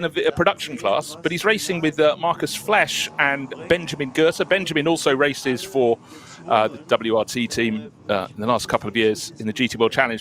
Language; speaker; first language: English; native; English